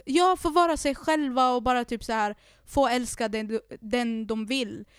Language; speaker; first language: Swedish; early bilingual, other home language; Arabic